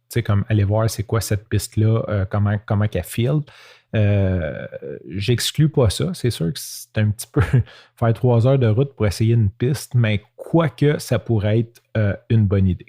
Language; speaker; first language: French; native; French